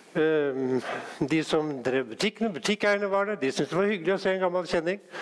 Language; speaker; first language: Norwegian; native; Norwegian